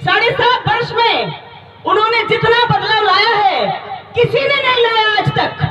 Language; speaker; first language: Hindi; non-native, local second language; Bangla